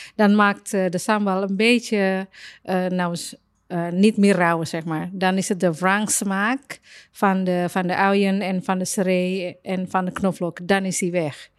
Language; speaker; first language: Dutch; non-native, fluent; Indonesian